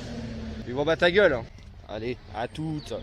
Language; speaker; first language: French; native; French